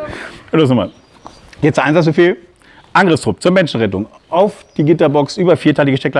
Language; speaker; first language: German; native; German